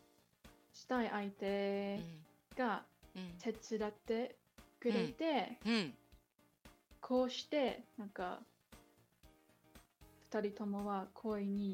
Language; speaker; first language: Japanese; non-native, learner; English